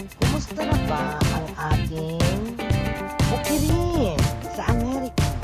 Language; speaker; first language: Filipino; non-native, local second language; Iloko